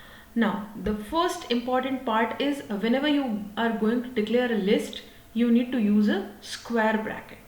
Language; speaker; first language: English; non-native, local second language; Hindi